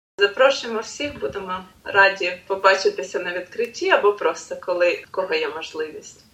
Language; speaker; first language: Ukrainian; native; Ukrainian